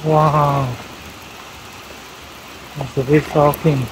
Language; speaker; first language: English; non-native, learner; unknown